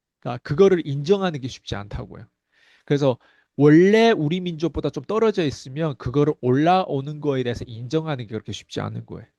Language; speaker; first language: Korean; non-native, fluent; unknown